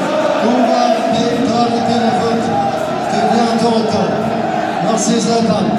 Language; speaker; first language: French; non-native, learner; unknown